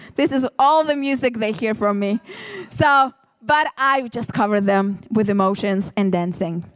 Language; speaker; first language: English; non-native, fluent; Ukrainian